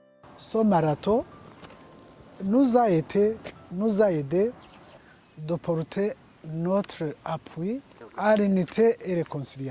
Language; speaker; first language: French; non-native, local second language; Kinyarwanda